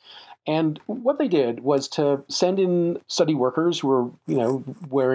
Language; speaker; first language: English; native; English